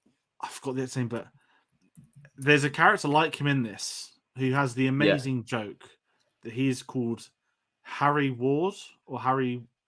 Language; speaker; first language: English; native; English